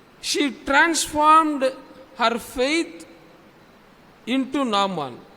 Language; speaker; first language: English; non-native, local second language; Tamil